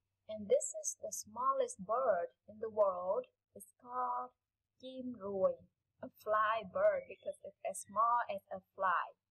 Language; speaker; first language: English; non-native, fluent; Vietnamese